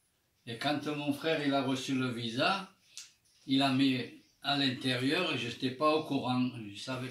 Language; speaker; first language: French; non-native, fluent; Armenian